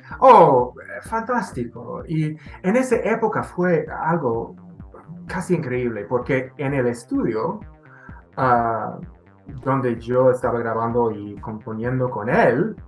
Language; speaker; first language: Spanish; non-native, fluent; English